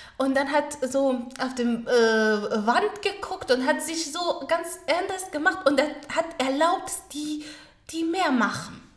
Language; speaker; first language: German; non-native, learner; Pashto